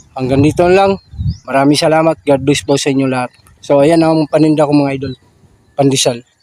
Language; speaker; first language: Filipino; non-native, local second language; Cebuano